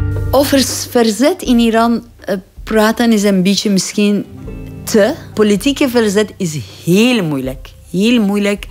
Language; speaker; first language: Dutch; non-native, fluent; Persian